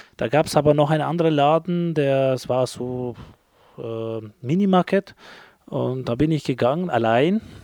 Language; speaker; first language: German; non-native, fluent; Albanian